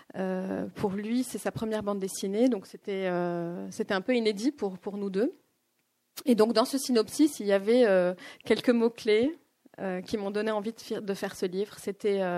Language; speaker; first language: French; non-native, local second language; Arabic